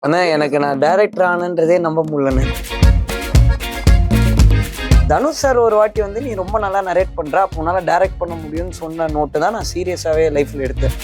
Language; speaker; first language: Tamil; native; Tamil